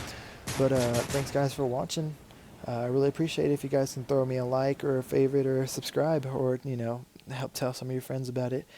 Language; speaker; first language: English; native; English